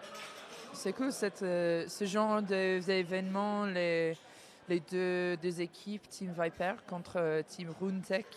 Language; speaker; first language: French; non-native, fluent; English